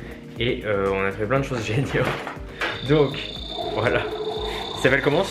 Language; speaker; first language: French; native; French